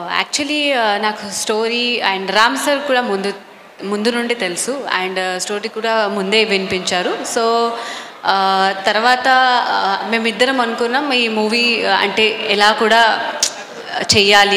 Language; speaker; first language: Telugu; non-native, fluent; Marathi